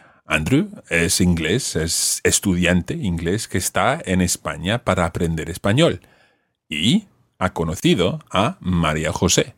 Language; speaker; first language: Spanish; non-native, fluent; English